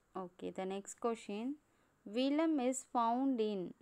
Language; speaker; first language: English; non-native, local second language; Tamil